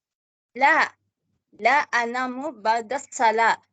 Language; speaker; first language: Arabic; non-native, learner; Tamil